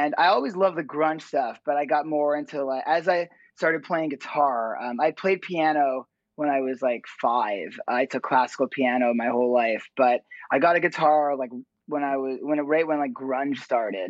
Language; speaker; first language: English; native; English